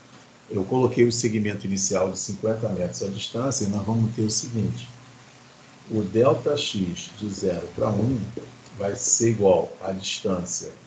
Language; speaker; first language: Portuguese; native; Portuguese